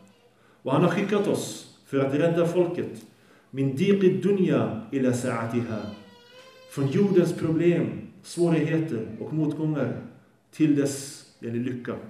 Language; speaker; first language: Swedish; early bilingual, other home language; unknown